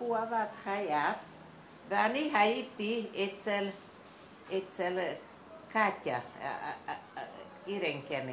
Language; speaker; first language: Hebrew; non-native, learner; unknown